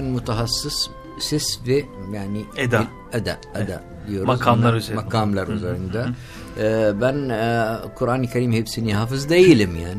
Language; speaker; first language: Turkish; non-native, learner; Arabic